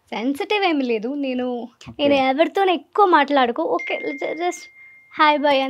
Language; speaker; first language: Telugu; non-native, learner; Malayalam